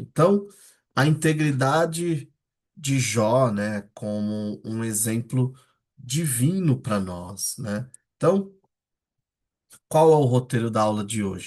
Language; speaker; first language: Portuguese; native; Portuguese